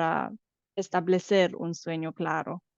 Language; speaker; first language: Spanish; non-native, fluent; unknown